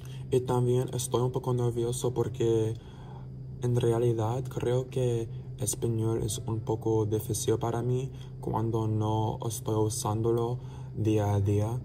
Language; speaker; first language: Spanish; non-native, learner; English